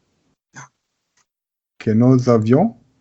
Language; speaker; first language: French; non-native, learner; German